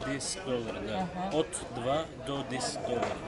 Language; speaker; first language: Russian; non-native, learner; Turkish